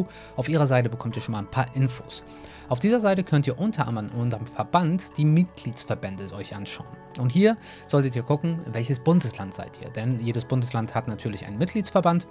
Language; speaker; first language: German; native; German